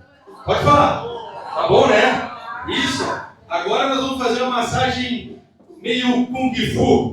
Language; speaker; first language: Portuguese; native; Portuguese